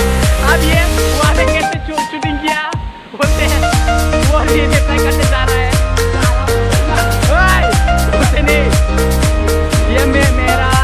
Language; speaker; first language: Hindi; non-native, local second language; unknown